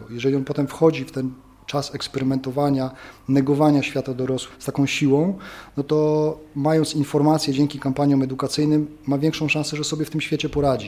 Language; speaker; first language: Polish; native; Polish